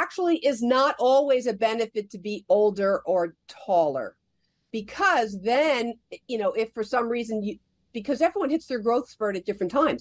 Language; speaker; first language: English; native; English